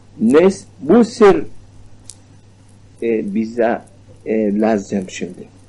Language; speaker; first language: Turkish; non-native, learner; Arabic